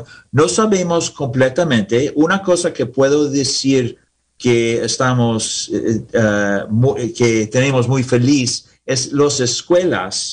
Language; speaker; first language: Spanish; non-native, learner; English